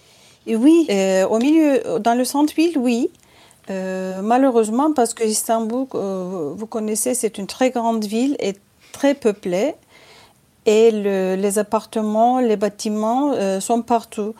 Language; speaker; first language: French; non-native, fluent; Turkish